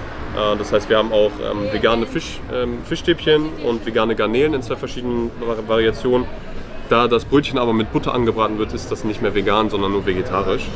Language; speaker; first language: German; native; German